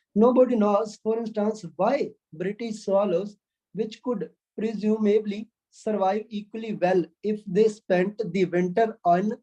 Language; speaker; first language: English; non-native, local second language; Punjabi